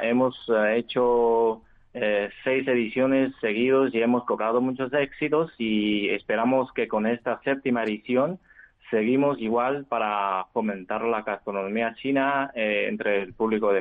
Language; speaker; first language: Spanish; non-native, fluent; Chinese